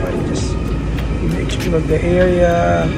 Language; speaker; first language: English; non-native, local second language; Filipino